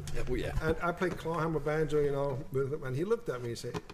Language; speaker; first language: English; non-native, fluent; German